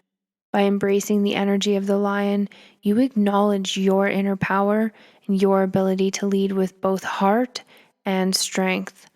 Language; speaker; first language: English; native; English